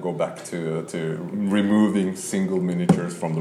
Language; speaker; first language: English; non-native, fluent; Norwegian